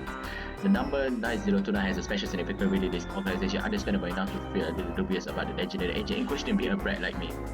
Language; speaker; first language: English; non-native, local second language; Malay